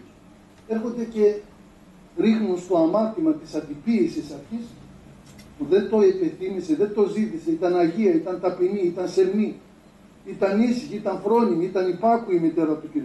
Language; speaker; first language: Greek; native; Greek